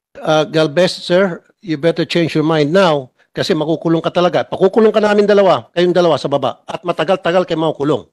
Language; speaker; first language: Filipino; native; Filipino